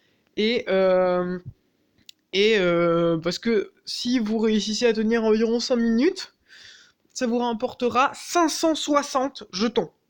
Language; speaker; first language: French; native; French